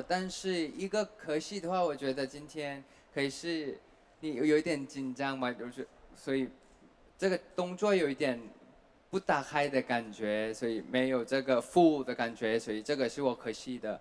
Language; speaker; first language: Chinese; non-native, fluent; Thai